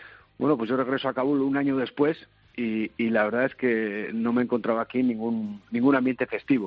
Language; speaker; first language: Spanish; native; Spanish